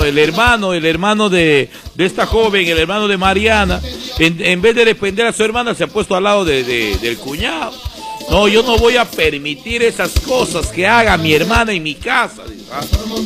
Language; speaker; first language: Spanish; native; Spanish